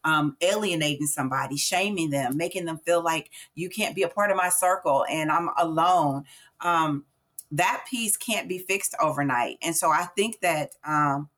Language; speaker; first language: English; native; English